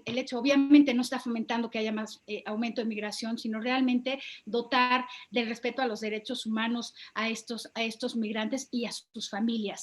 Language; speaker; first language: Spanish; native; Spanish